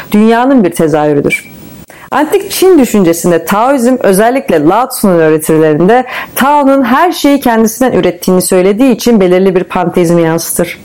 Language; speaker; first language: Turkish; native; Turkish